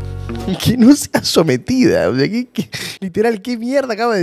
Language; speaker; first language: Spanish; native; Spanish